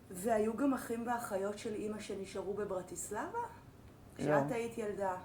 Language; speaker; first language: Hebrew; native; Hebrew